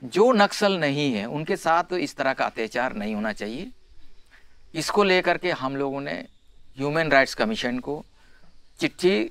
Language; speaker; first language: Hindi; non-native, local second language; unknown